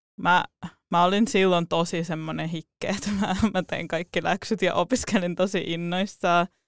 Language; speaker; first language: Finnish; early bilingual, other home language; Russian